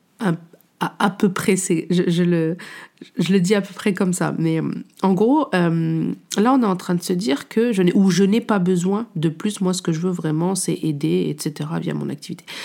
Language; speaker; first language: French; native; French